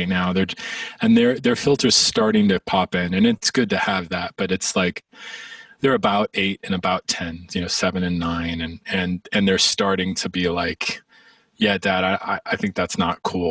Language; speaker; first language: English; native; English